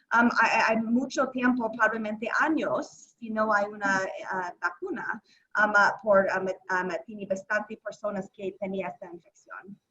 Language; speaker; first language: Spanish; non-native, learner; English